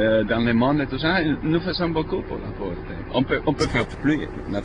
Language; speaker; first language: French; non-native, fluent; Spanish